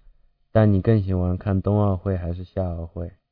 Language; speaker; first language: Chinese; early bilingual, heritage; Chinese